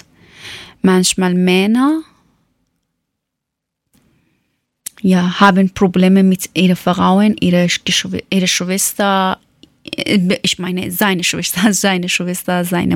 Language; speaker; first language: German; non-native, learner; Persian